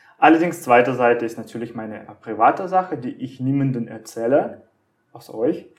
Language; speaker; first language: German; non-native, fluent; Russian